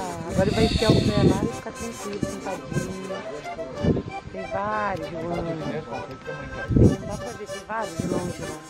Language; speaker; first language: Portuguese; native; Portuguese